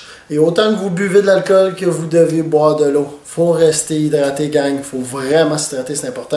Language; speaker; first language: French; native; French